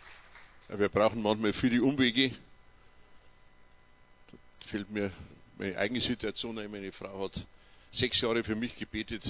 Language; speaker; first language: German; native; German